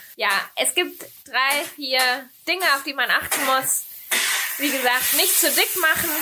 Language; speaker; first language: German; non-native, fluent; Spanish